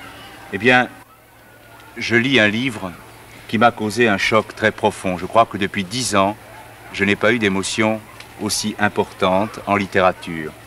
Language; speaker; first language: French; native; French